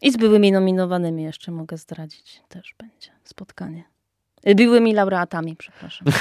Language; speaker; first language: Polish; native; Polish